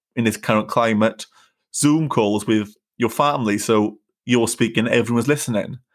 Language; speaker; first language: English; native; English